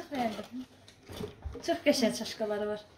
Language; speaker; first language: Turkish; non-native, learner; Azerbaijani